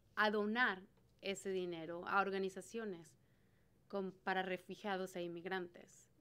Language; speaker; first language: Spanish; native; Spanish